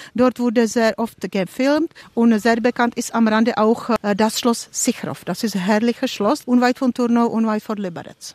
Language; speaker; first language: German; non-native, fluent; Czech